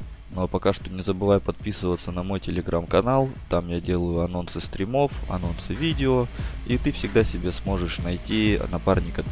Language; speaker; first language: Russian; native; Russian